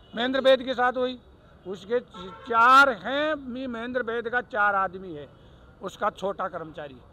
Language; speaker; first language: Hindi; native; Hindi